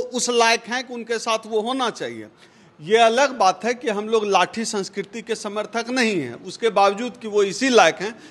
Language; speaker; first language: Hindi; native; Hindi